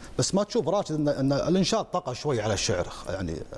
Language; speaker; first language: Arabic; native; Arabic